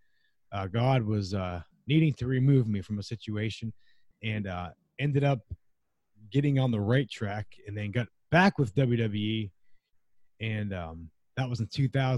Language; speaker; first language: English; native; English